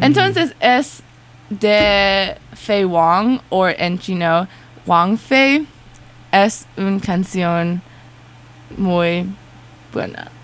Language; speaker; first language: Spanish; non-native, learner; English